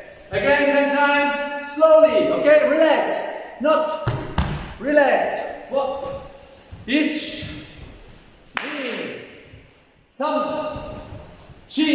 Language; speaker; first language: English; non-native, learner; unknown